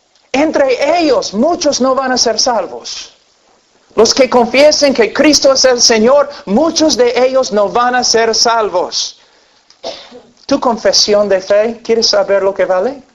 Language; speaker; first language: Spanish; non-native, fluent; English